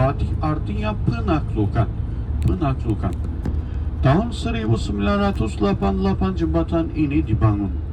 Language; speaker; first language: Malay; non-native, fluent; Turkish